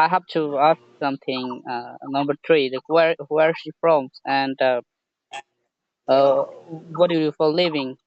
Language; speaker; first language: English; non-native, learner; Bangla